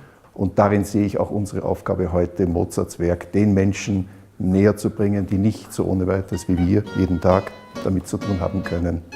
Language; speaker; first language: German; native; German